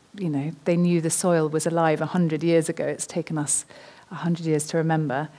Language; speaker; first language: English; native; English